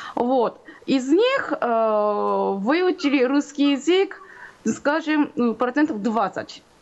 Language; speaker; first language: Russian; non-native, fluent; Japanese